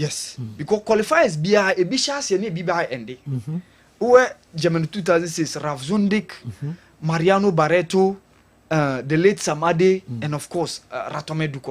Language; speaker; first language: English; non-native, local second language; Akan